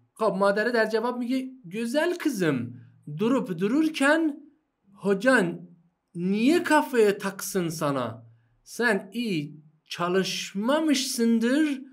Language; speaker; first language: Turkish; non-native, fluent; Persian